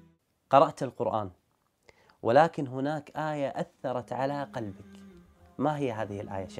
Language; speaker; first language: Arabic; native; Arabic